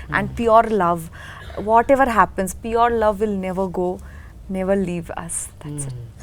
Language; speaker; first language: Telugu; non-native, learner; Bangla